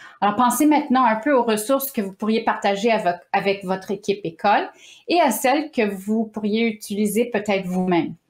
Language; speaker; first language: French; native; French